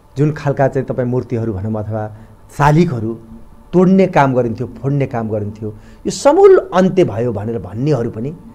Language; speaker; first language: Nepali; native; Nepali